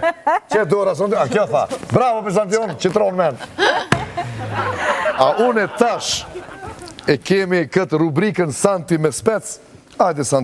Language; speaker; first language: Albanian; native; Albanian